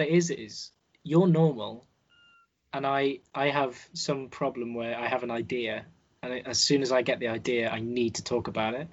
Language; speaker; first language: English; native; English